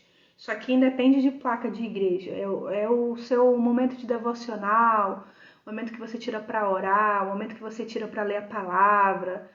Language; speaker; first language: Portuguese; native; Portuguese